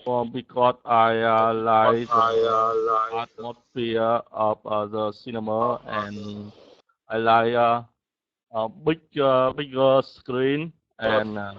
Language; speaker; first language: English; non-native, learner; Vietnamese